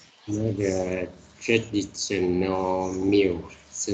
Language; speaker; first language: English; non-native, learner; Vietnamese